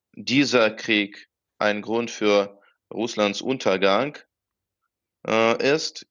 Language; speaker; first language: German; non-native, fluent; Russian